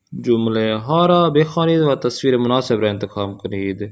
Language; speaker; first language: Persian; non-native, fluent; Urdu